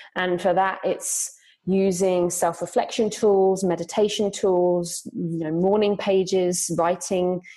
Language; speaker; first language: English; native; English